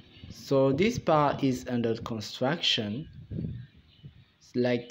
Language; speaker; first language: English; non-native, fluent; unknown